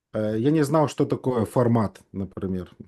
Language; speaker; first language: Russian; native; Russian